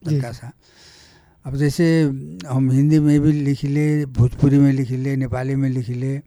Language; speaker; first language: Bhojpuri; non-native, local second language; Nepali